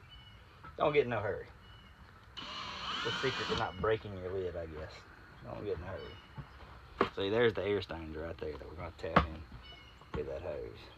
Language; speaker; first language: English; native; English